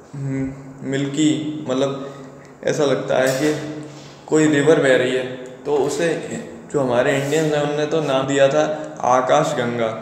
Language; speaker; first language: Hindi; native; Hindi